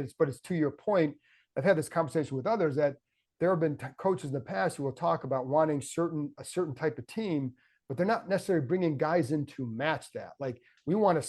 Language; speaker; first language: English; native; English